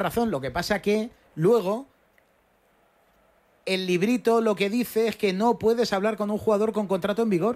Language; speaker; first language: Spanish; native; Spanish